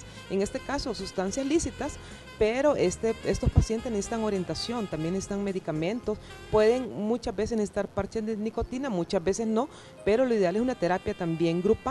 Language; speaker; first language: Spanish; native; Spanish